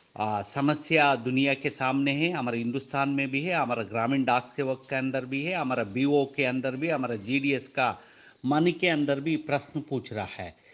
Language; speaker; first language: Hindi; non-native, local second language; Kannada